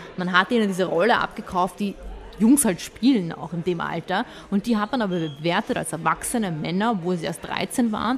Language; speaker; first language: German; early bilingual, other home language; Bosnian